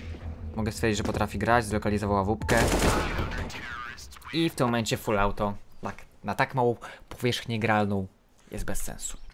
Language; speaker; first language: Polish; native; Polish